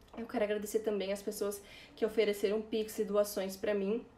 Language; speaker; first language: Portuguese; native; Portuguese